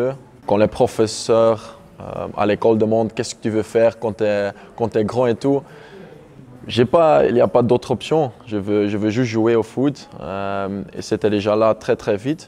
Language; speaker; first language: French; non-native, local second language; Dutch